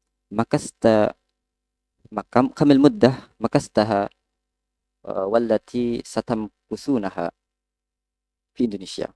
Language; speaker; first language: Arabic; non-native, learner; Indonesian